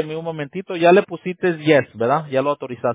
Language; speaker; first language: Spanish; native; Spanish